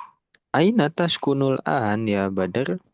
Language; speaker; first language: Arabic; non-native, fluent; Indonesian